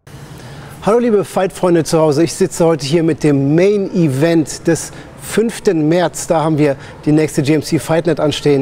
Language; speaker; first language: German; native; German